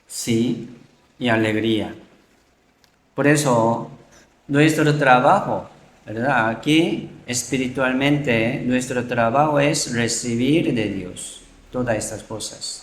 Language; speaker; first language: Spanish; non-native, learner; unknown